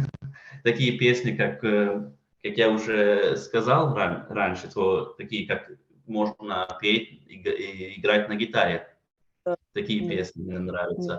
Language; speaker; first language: Russian; non-native, fluent; Swedish